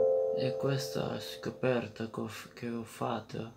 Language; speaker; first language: Italian; non-native, learner; Spanish